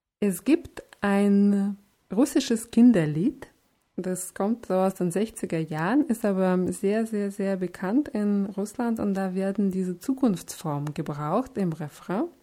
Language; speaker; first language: German; non-native, fluent; Russian